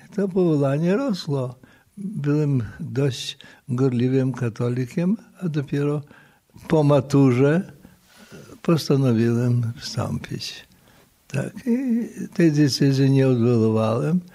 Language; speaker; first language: Polish; native; Polish